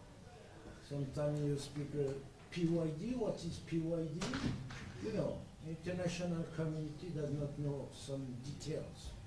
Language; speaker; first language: English; non-native, learner; French